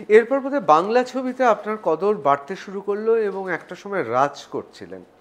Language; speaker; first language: Bangla; native; Bangla